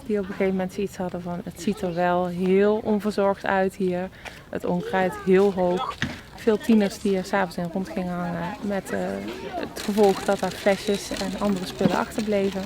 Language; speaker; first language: Dutch; native; Dutch